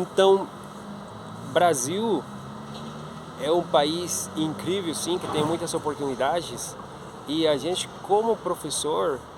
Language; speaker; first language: Portuguese; non-native, fluent; Spanish